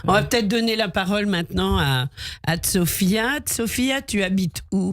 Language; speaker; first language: French; native; French